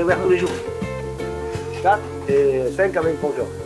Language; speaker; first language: French; native; French